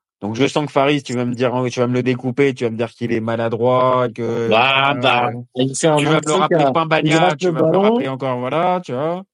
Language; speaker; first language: French; native; French